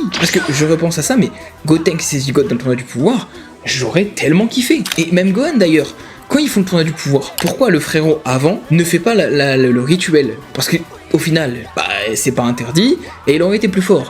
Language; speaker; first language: French; native; French